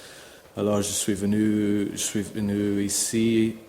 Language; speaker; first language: French; non-native, fluent; English